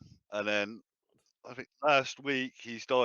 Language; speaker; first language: English; native; English